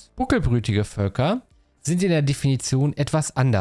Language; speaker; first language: German; native; German